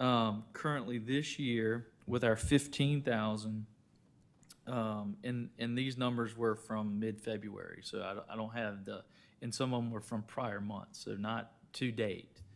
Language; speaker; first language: English; native; English